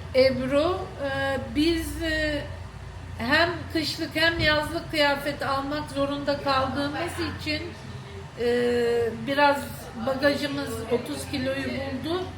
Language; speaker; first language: Turkish; native; Turkish